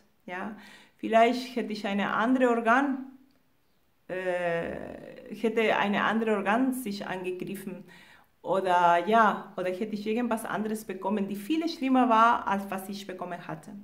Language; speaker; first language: German; non-native, fluent; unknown